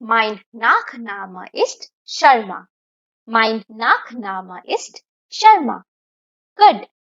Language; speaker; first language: German; non-native, fluent; Hindi